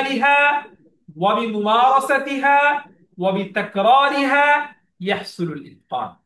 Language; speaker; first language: Arabic; non-native, fluent; Bangla